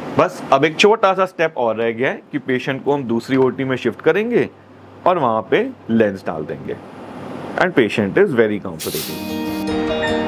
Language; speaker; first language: Hindi; native; Hindi